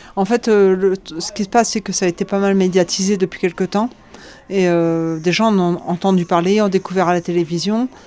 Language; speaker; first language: French; native; French